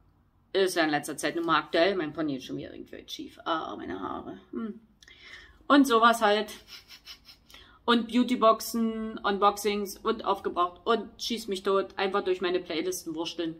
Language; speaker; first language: German; native; German